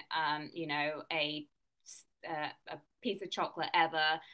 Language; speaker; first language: English; native; English